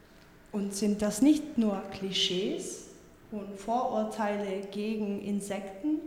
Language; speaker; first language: German; non-native, learner; Czech